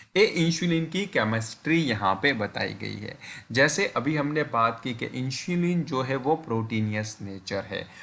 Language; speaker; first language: Hindi; non-native, local second language; Gujarati